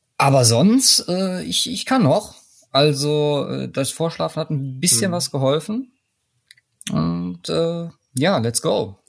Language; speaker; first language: German; native; German